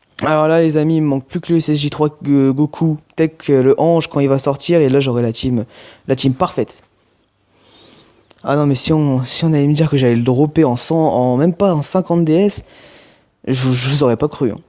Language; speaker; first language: French; native; French